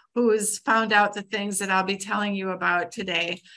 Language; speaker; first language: English; native; English